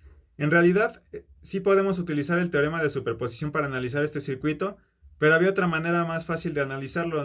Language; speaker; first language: Spanish; native; Spanish